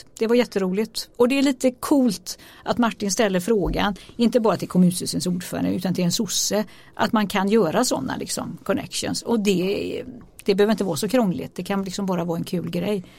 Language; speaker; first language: Swedish; native; Swedish